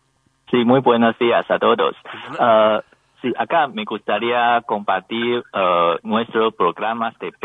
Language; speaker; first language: Spanish; non-native, learner; Chinese